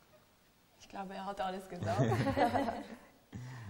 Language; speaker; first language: German; non-native, learner; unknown